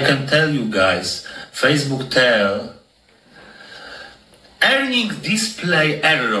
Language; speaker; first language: English; non-native, learner; Polish